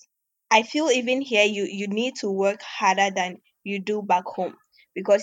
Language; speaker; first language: English; non-native, local second language; Ewe